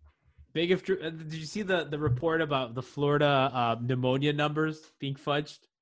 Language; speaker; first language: English; native; English